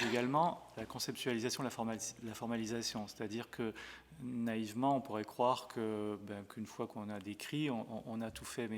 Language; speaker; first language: French; native; French